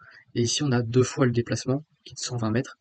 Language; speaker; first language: French; native; French